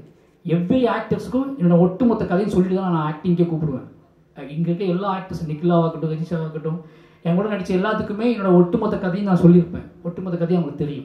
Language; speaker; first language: Tamil; native; Tamil